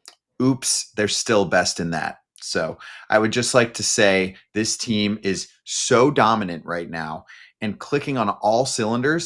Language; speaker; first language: English; native; English